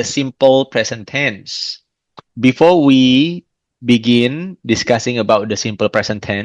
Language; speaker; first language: English; non-native, fluent; Indonesian